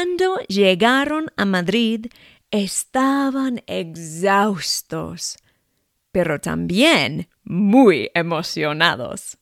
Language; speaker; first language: Spanish; non-native, fluent; English